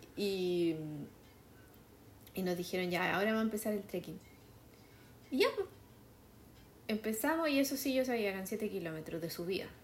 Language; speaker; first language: Spanish; native; Spanish